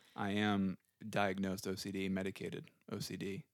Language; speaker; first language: English; native; English